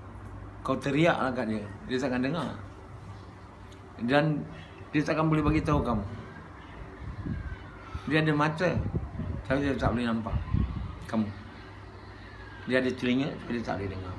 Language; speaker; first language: Malay; native; Malay